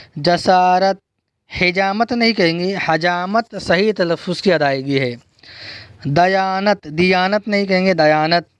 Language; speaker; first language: Urdu; native; Urdu